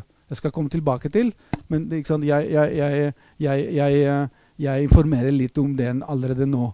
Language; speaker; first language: Norwegian; non-native, fluent; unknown